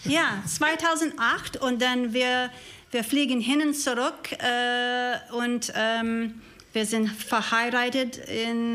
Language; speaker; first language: German; non-native, learner; English